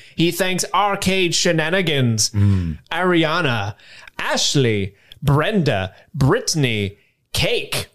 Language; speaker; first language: English; native; English